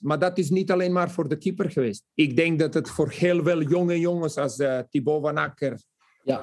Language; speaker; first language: Dutch; non-native, fluent; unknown